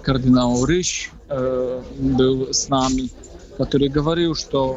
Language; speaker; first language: Russian; non-native, fluent; Polish